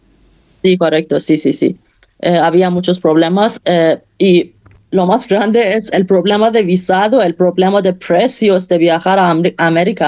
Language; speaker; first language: Spanish; non-native, fluent; Persian